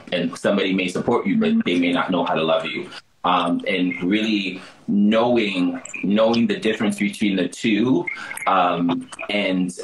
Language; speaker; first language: English; early bilingual, other home language; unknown